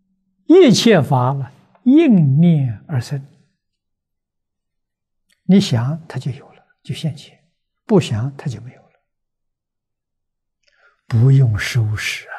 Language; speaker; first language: Chinese; native; Chinese